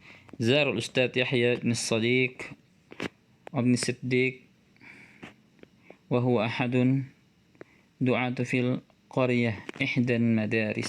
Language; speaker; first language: Arabic; non-native, fluent; Indonesian